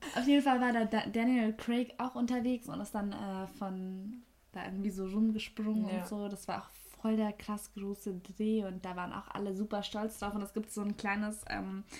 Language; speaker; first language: German; native; German